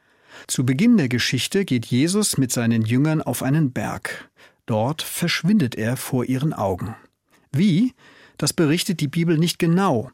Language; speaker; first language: German; native; German